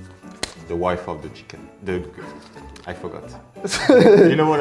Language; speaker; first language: English; non-native, fluent; French